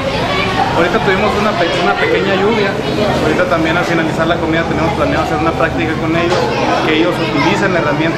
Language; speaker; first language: Spanish; native; Spanish